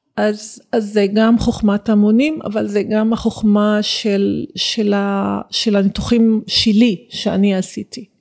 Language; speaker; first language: Hebrew; non-native, local second language; Arabic